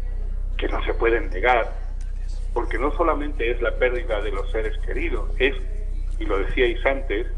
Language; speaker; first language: Spanish; native; Spanish